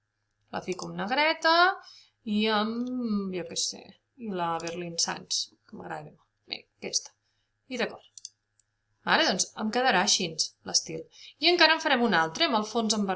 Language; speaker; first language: Catalan; native; Catalan